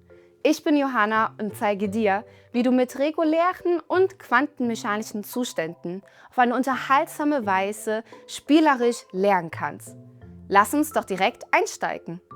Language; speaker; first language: German; native; German